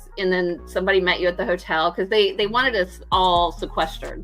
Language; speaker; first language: English; native; English